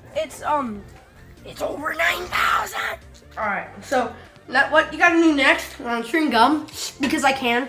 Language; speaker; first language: English; native; English